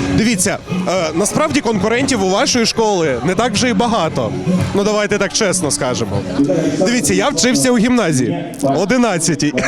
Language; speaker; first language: Ukrainian; native; Ukrainian